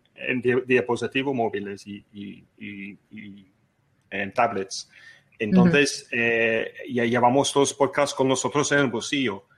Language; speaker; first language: Spanish; non-native, fluent; English